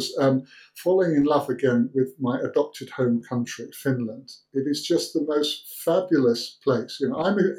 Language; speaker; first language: English; native; English